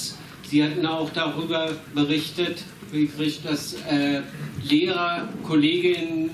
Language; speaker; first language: German; native; German